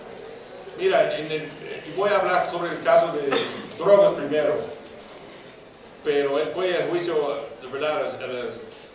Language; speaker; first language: Spanish; non-native, fluent; English